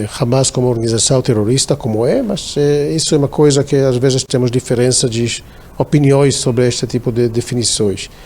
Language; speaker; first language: Portuguese; non-native, fluent; Hebrew